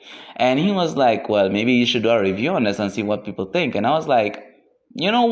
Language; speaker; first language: English; native; English